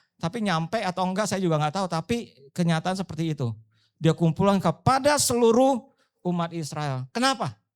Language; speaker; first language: Indonesian; native; Indonesian